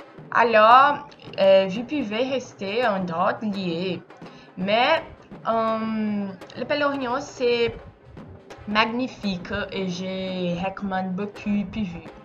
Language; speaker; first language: French; non-native, learner; Portuguese